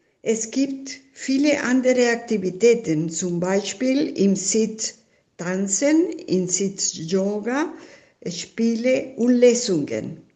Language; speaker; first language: German; non-native, fluent; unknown